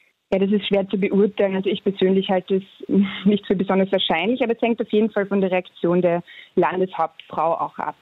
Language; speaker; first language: German; native; German